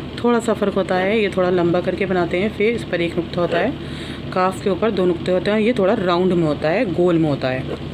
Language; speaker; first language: Hindi; native; Hindi